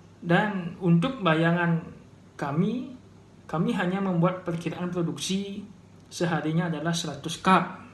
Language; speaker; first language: Indonesian; native; Indonesian